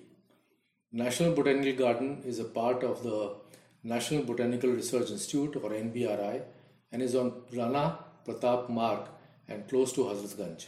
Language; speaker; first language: English; non-native, local second language; Hindi